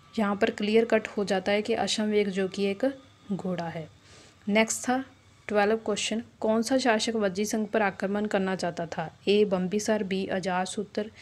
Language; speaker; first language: Hindi; non-native, local second language; Punjabi